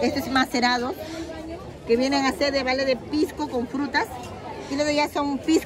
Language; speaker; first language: Spanish; native; Spanish